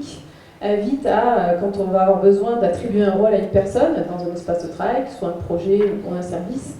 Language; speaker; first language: French; native; French